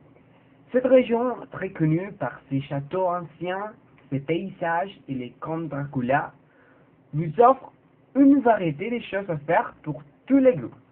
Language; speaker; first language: French; non-native, learner; Spanish